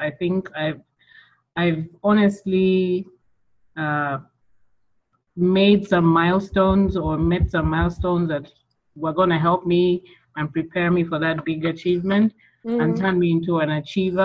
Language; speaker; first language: English; non-native, local second language; Ganda